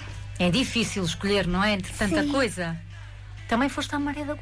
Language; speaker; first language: Portuguese; native; Portuguese